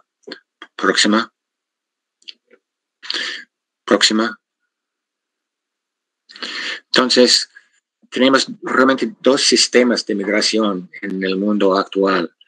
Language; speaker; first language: Spanish; non-native, fluent; English